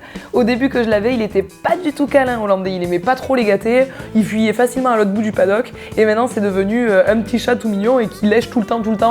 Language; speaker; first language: French; native; French